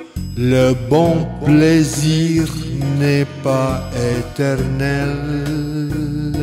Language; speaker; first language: French; non-native, fluent; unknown